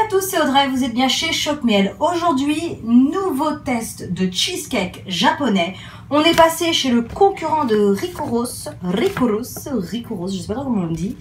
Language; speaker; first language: French; native; French